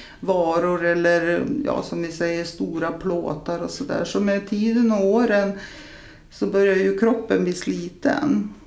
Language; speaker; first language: Swedish; early bilingual, other home language; Serbian